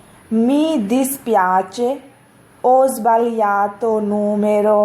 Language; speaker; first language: Italian; non-native, fluent; Urdu